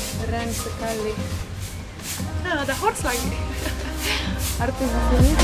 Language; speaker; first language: Indonesian; non-native, learner; Romanian